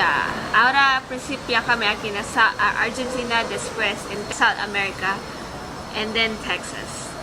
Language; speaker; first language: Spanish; non-native, learner; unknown